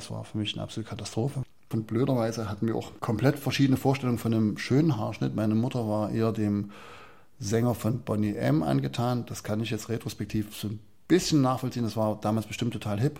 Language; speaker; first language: German; native; German